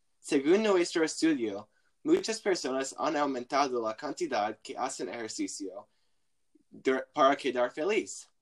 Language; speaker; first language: Spanish; non-native, learner; English